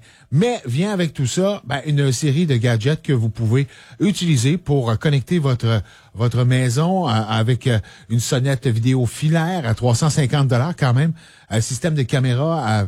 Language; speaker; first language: French; native; French